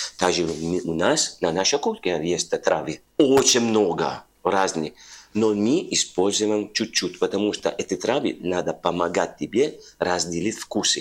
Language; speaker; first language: Russian; non-native, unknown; Italian